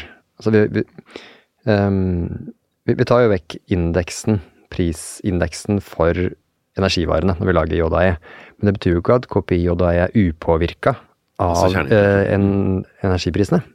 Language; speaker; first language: Norwegian; native; Norwegian